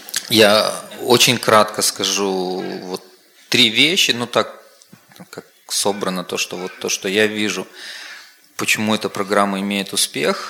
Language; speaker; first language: Russian; native; Russian